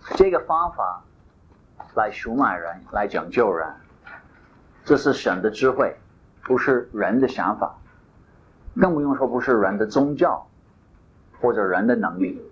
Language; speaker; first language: Chinese; non-native, fluent; English